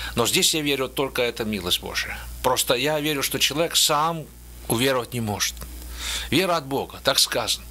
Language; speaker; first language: Russian; native; Russian